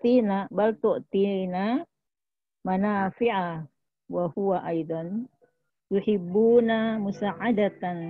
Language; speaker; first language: Arabic; non-native, learner; Indonesian